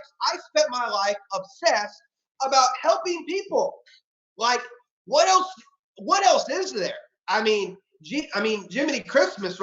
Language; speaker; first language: English; native; English